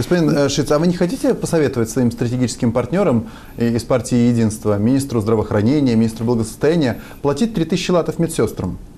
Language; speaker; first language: Russian; native; Russian